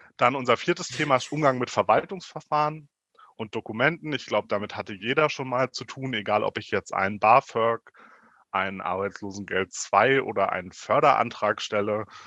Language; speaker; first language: German; native; German